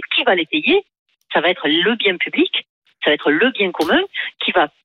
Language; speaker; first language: French; native; French